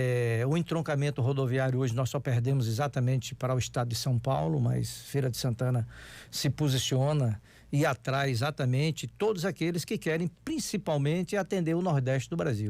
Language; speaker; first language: Portuguese; native; Portuguese